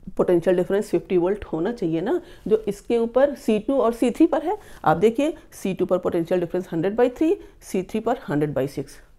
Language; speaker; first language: Hindi; native; Hindi